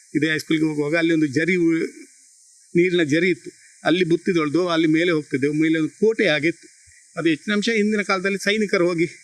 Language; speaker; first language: Kannada; non-native, local second language; Tulu